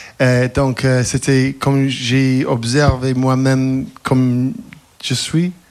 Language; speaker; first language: French; non-native, fluent; English